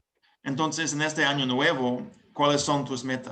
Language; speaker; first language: Spanish; non-native, learner; English